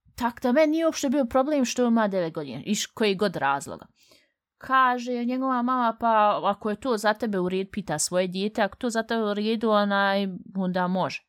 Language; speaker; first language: Bosnian; early bilingual, heritage; Bosnian